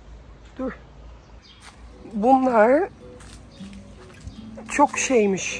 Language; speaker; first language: Turkish; early bilingual, heritage; Turkish